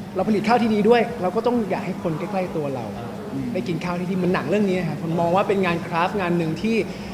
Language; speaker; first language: Thai; native; Thai